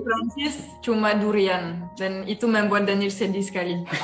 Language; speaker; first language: Indonesian; non-native, fluent; French